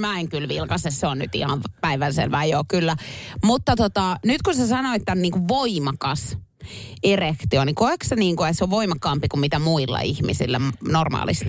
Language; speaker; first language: Finnish; native; Finnish